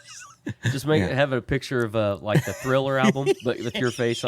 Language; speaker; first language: English; native; English